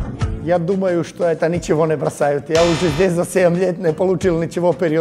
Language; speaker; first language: Russian; non-native, learner; Serbian